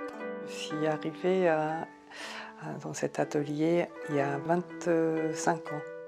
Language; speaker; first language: French; non-native, fluent; Japanese